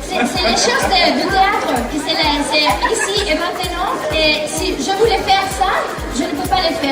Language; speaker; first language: French; non-native, fluent; Spanish